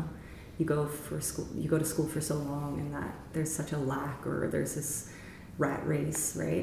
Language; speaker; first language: English; native; English